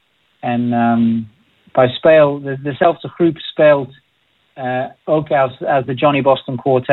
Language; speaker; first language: Dutch; non-native, fluent; English